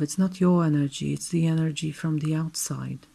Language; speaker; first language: English; non-native, fluent; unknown